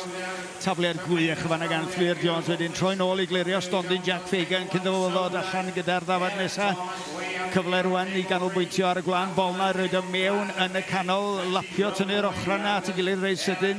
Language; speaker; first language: Welsh; native; Welsh